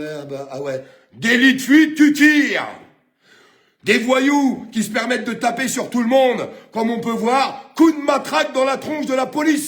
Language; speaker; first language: French; native; French